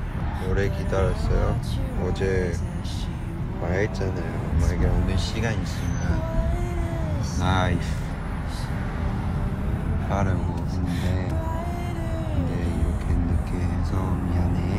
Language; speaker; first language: Korean; non-native, learner; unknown